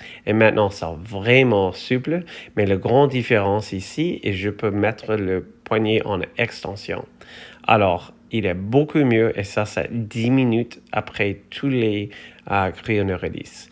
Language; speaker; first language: French; non-native, fluent; English